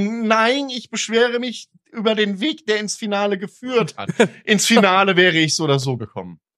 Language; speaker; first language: German; native; German